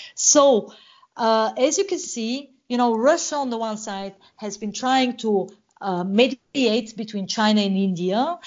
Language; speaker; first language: English; non-native, fluent; Bulgarian